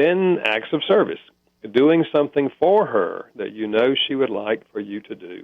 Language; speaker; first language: English; native; English